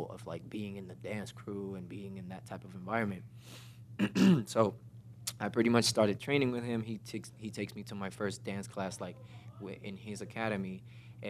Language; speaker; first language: English; non-native, fluent; Spanish